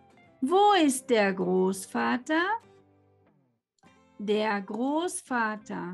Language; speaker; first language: German; non-native, fluent; Spanish